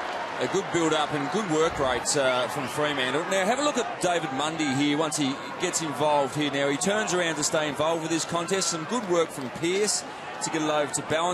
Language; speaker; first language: English; native; English